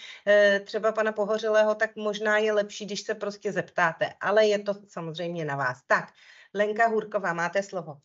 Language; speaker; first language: Czech; native; Czech